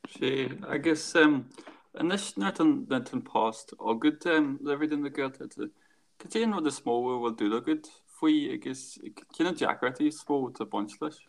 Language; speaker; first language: Irish; native; Irish